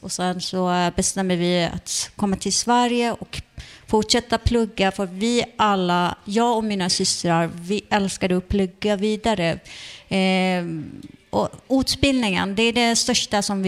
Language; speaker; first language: Swedish; non-native, fluent; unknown